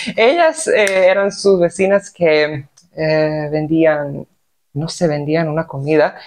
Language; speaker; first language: Spanish; non-native, fluent; Serbian